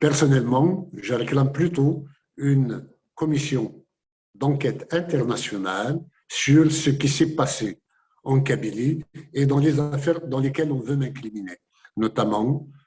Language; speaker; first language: French; non-native, local second language; Kabyle